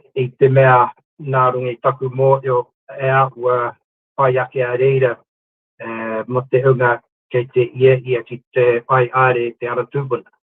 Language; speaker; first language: Māori; non-native, local second language; English